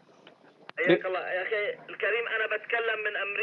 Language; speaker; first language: Arabic; native; Arabic